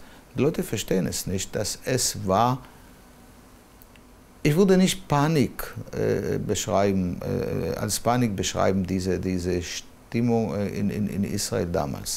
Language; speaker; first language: German; non-native, fluent; Hebrew